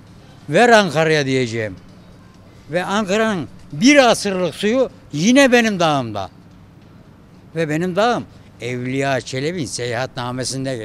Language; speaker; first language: Turkish; native; Turkish